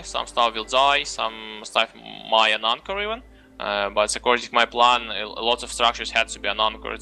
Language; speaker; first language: English; non-native, fluent; Russian